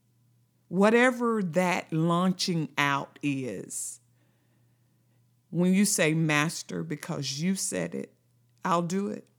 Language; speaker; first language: English; native; English